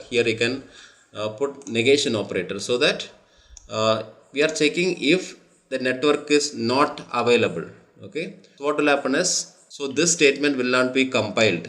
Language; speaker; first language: English; non-native, local second language; Tamil